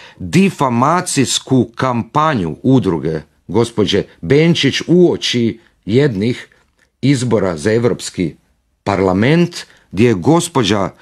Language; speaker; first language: Croatian; native; Croatian